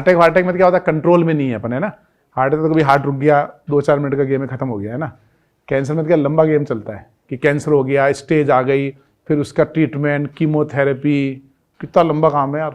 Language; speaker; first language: Hindi; native; Hindi